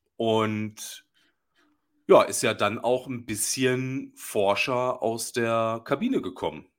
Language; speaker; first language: German; native; German